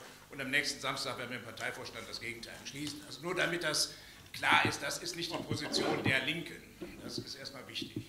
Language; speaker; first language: German; native; German